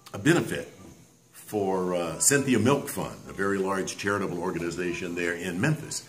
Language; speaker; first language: English; native; English